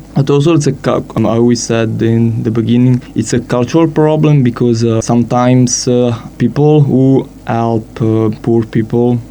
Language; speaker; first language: English; non-native, fluent; Italian